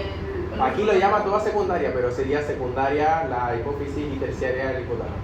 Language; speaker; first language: Spanish; native; Spanish